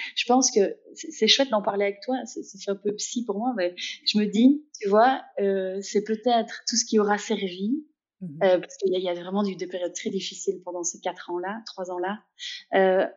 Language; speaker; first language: French; native; French